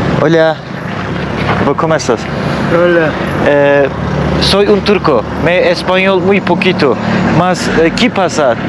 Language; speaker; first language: Spanish; non-native, learner; Turkish